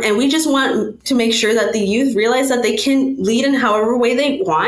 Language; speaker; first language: English; native; English